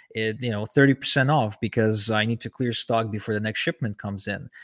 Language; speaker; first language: English; early bilingual, other home language; Ukrainian